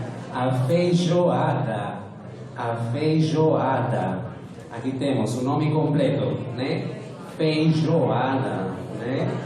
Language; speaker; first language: Portuguese; non-native, fluent; Spanish